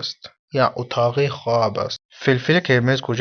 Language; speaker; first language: Persian; non-native, fluent; Urdu